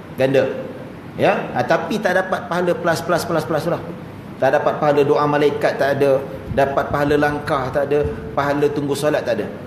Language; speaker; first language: Malay; native; Malay